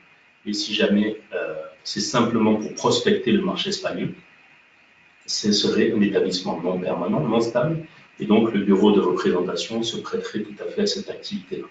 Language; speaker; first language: French; native; French